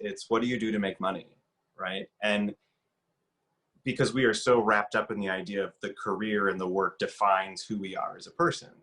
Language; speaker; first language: English; native; English